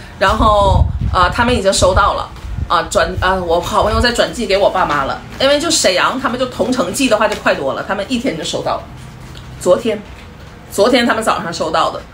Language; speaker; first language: Chinese; native; Chinese